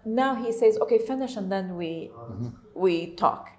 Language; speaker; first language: English; non-native, fluent; Arabic